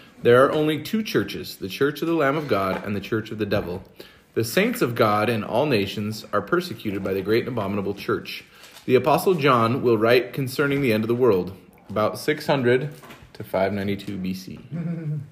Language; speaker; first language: English; native; English